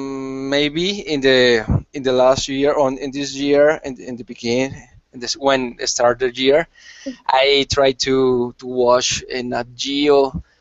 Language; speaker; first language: English; non-native, learner; Spanish